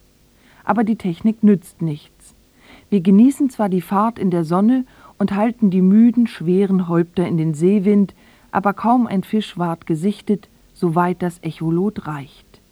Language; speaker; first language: German; native; German